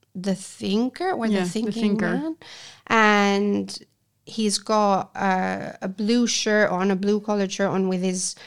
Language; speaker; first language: English; non-native, fluent; Spanish